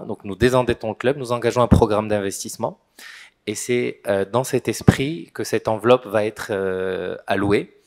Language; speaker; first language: French; non-native, local second language; Arabic